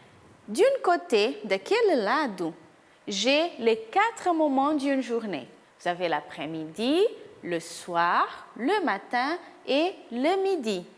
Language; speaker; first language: French; non-native, fluent; Portuguese